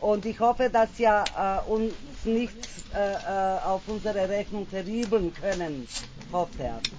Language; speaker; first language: German; non-native, fluent; Bosnian